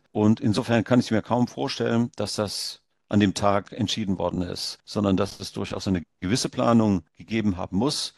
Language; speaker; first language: German; early bilingual, heritage; German